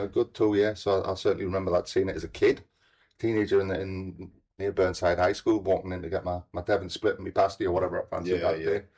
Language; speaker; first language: English; native; English